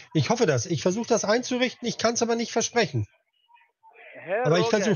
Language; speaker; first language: German; native; German